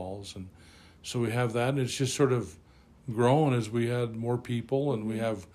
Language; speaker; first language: English; native; English